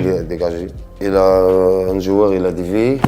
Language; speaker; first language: French; non-native, local second language; Arabic